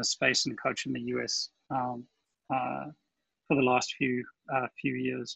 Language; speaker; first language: English; native; English